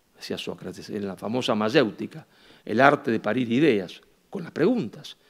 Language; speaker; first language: Spanish; native; Spanish